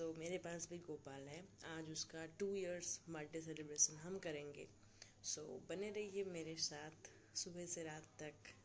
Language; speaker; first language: Hindi; non-native, local second language; Bangla